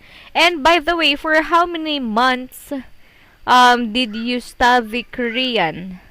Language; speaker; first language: English; non-native, fluent; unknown